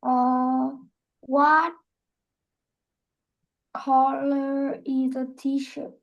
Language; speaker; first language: English; non-native, learner; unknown